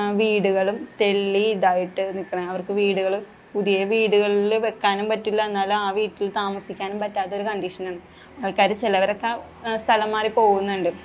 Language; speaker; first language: Malayalam; native; Malayalam